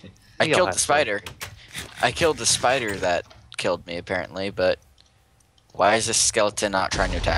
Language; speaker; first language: English; native; English